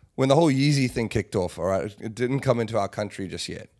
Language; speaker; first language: English; native; English